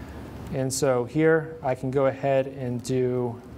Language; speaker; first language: English; native; English